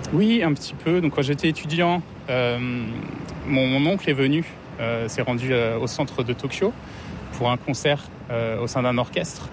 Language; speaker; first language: French; native; French